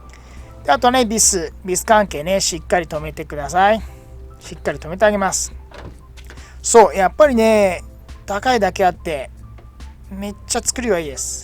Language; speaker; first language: Japanese; native; Japanese